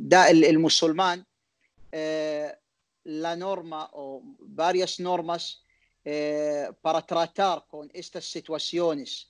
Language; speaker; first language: Spanish; non-native, learner; Arabic